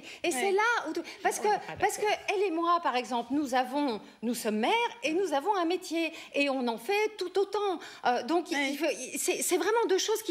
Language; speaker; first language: French; native; French